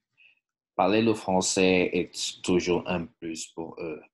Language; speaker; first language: French; non-native, fluent; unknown